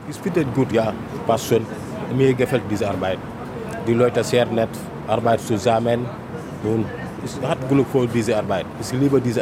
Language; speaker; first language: German; non-native, learner; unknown